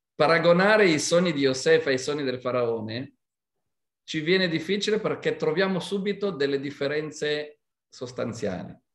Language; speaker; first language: Italian; non-native, fluent; Hebrew